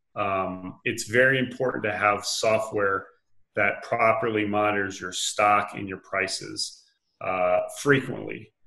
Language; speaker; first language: English; native; English